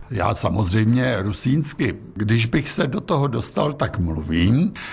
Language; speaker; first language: Czech; native; Czech